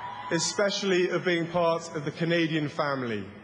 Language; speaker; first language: English; native; English